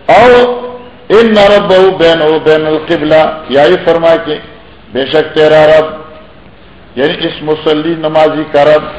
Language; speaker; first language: Urdu; non-native, local second language; Pashto